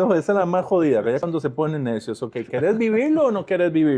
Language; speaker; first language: Spanish; native; Spanish